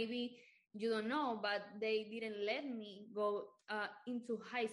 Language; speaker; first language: English; non-native, fluent; Spanish